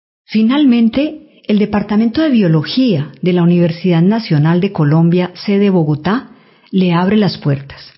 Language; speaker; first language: Spanish; native; Spanish